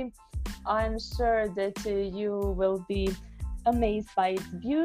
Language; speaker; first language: English; non-native, fluent; Croatian